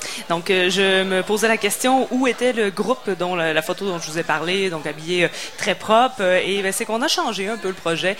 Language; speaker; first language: French; native; French